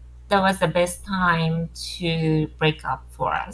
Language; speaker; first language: English; non-native, learner; Japanese